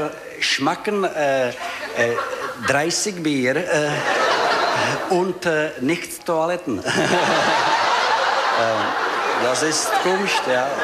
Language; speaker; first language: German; non-native, learner; Czech